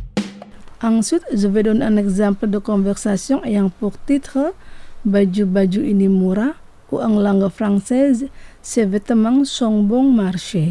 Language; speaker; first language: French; non-native, fluent; Indonesian